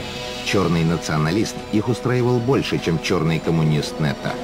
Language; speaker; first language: Russian; native; Russian